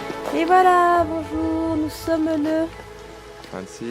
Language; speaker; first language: French; native; French